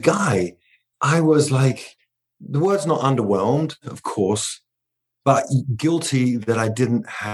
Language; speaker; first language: English; native; English